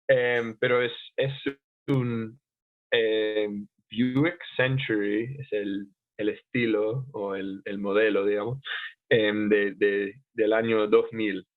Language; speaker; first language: Spanish; non-native, fluent; English